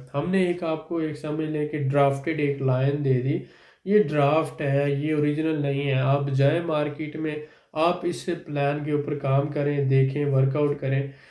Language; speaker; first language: Urdu; non-native, local second language; Punjabi